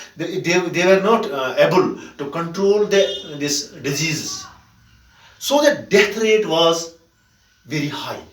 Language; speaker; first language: English; non-native, local second language; Kashmiri